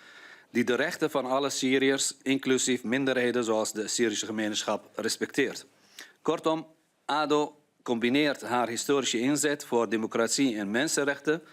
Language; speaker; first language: Dutch; non-native, fluent; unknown